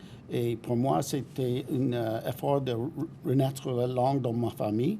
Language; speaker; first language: French; non-native, fluent; English